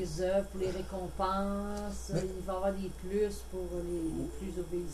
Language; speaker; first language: French; native; French